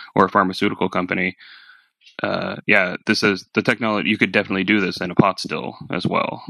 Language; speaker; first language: English; native; English